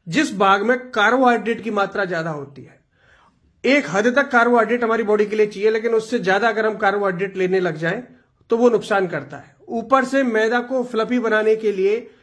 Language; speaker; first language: Hindi; non-native, local second language; Gujarati